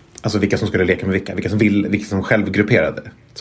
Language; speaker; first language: Swedish; native; Swedish